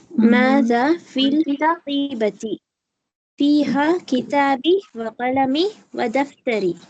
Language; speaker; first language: Arabic; non-native, learner; Tamil